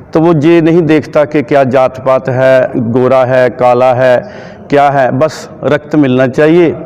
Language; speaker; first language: Hindi; non-native, local second language; Punjabi